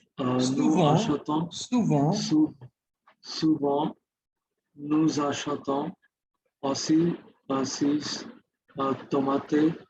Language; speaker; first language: French; non-native, learner; Bangla